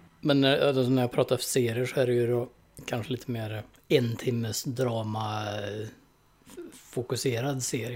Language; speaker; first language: Swedish; native; Swedish